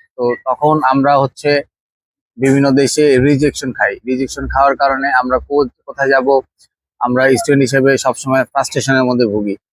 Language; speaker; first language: Bangla; native; Bangla